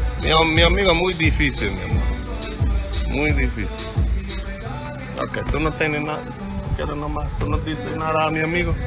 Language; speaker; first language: Spanish; non-native, learner; English